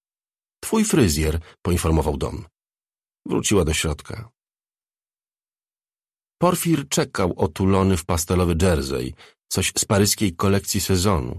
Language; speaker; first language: Polish; native; Polish